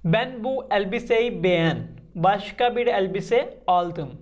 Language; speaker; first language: Turkish; non-native, learner; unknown